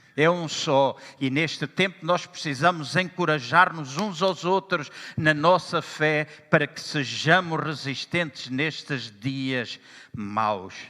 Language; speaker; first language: Portuguese; native; Portuguese